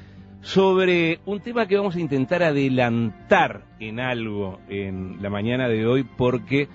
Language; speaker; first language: Spanish; native; Spanish